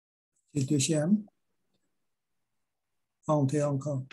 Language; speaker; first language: French; non-native, learner; Chinese